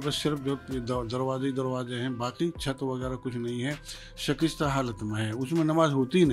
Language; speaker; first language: Hindi; native; Hindi